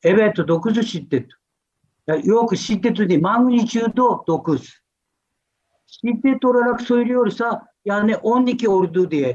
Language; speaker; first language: Turkish; non-native, fluent; Japanese